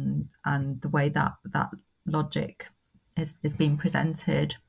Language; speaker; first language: English; native; English